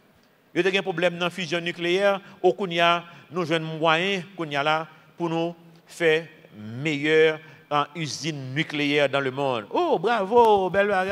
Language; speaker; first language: French; non-native, local second language; Haitian Creole